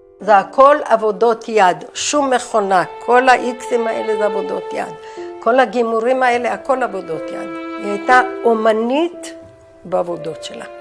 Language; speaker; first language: Hebrew; native; Hebrew